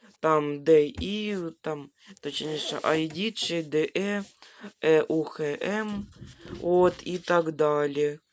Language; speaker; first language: Ukrainian; non-native, local second language; Russian